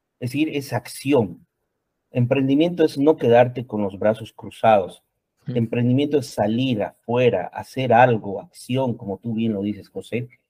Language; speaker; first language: Spanish; native; Spanish